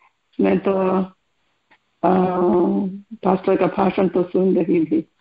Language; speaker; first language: Hindi; non-native, local second language; Malayalam